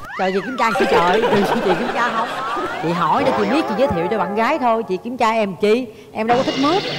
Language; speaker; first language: Vietnamese; native; Vietnamese